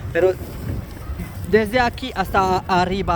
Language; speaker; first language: Spanish; non-native, learner; French